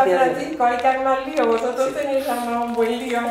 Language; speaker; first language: Spanish; native; Spanish